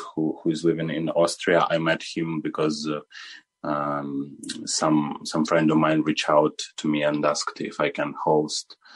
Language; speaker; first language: English; non-native, fluent; Ukrainian